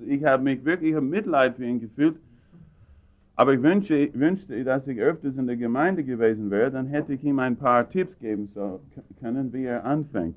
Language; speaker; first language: German; non-native, fluent; English